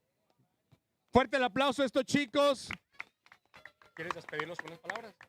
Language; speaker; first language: Spanish; native; Spanish